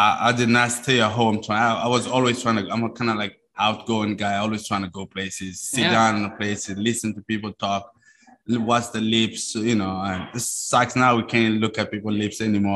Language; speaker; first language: English; non-native, fluent; Mossi